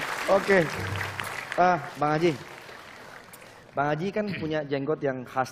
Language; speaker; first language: Indonesian; native; Indonesian